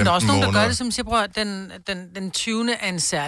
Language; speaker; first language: Danish; native; Danish